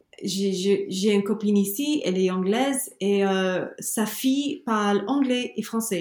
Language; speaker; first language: French; non-native, fluent; English